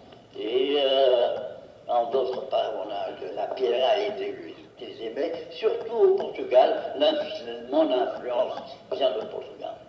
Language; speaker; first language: French; non-native, fluent; Portuguese